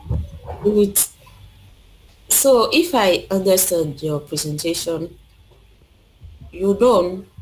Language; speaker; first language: English; non-native, learner; French